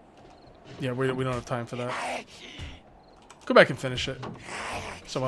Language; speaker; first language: English; native; English